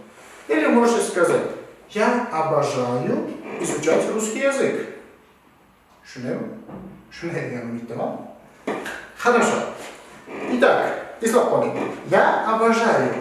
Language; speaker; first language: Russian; non-native, local second language; Uzbek